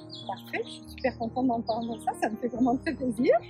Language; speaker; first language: French; native; French